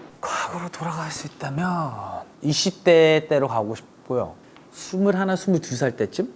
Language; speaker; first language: Korean; early bilingual, heritage; English